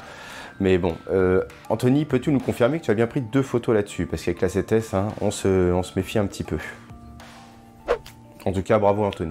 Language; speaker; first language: French; native; French